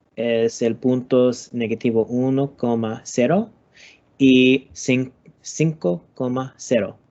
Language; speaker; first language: Spanish; non-native, learner; English